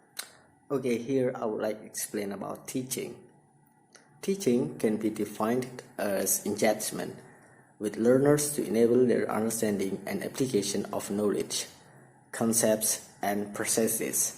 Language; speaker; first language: English; non-native, learner; Indonesian